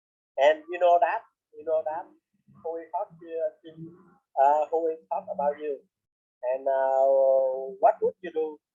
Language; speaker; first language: English; non-native, learner; Vietnamese